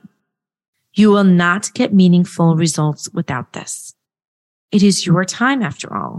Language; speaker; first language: English; native; English